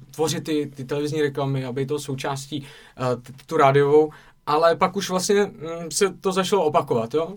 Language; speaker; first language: Czech; native; Czech